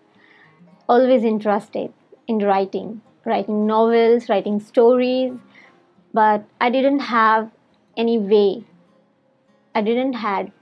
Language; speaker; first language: English; non-native, local second language; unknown